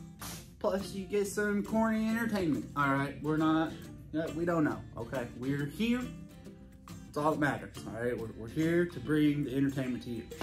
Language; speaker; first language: English; native; English